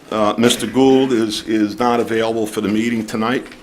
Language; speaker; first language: English; native; English